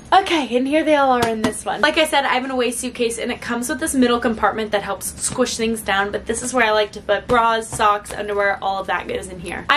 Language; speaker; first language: English; native; English